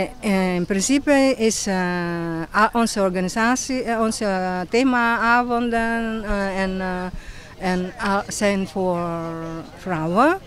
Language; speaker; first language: Dutch; non-native, fluent; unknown